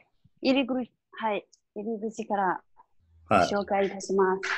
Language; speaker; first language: Japanese; non-native, fluent; Chinese